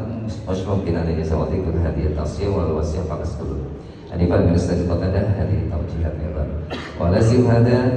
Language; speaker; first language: Arabic; non-native, learner; Indonesian